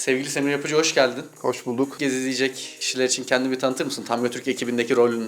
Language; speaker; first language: Turkish; native; Turkish